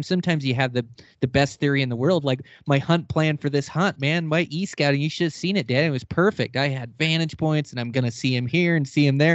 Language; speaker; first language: English; native; English